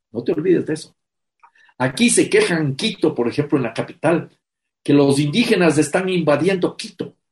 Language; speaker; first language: Spanish; native; Spanish